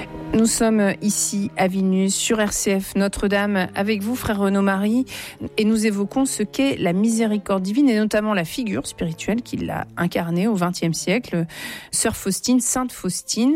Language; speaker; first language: French; native; French